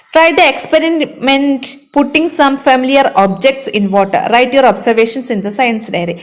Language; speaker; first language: English; non-native, local second language; Malayalam